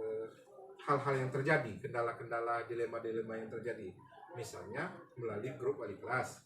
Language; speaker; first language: Indonesian; native; Indonesian